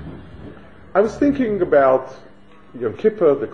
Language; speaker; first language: English; native; English